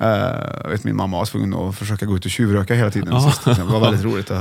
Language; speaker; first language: Swedish; native; Swedish